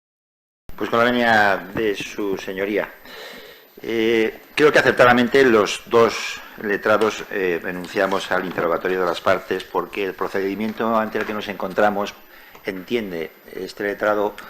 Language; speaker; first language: Spanish; native; Spanish